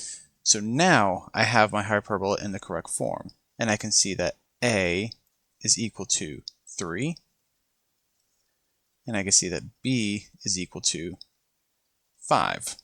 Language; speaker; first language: English; native; English